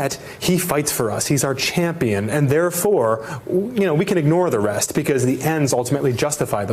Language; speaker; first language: English; native; English